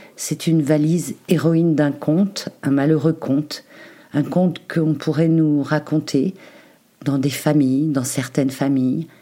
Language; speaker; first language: French; native; French